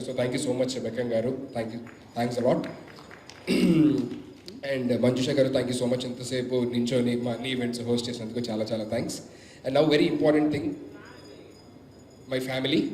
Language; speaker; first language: Telugu; native; Telugu